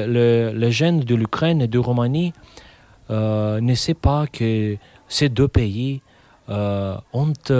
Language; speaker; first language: French; non-native, fluent; Romanian